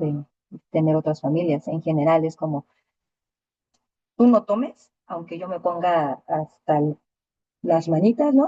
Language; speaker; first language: Spanish; native; Spanish